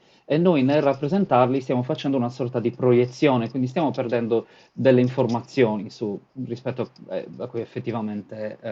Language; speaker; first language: Italian; native; Italian